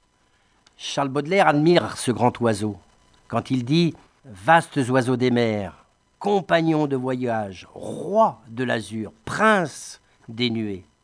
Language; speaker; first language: French; native; French